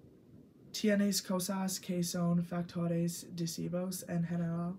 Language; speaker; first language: Spanish; non-native, learner; English